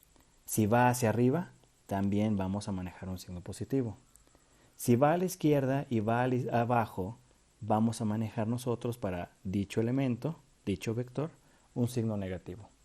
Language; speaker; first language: Spanish; native; Spanish